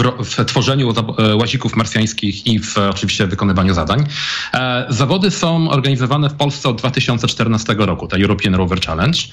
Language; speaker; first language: Polish; native; Polish